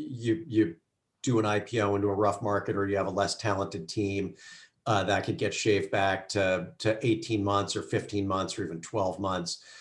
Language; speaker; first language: English; native; English